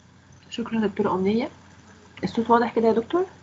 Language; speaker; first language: Arabic; native; Arabic